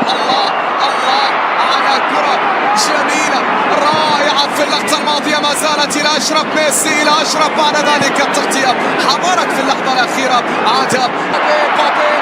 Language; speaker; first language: Arabic; native; Arabic